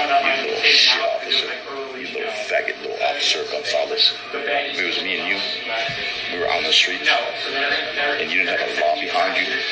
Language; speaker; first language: English; native; English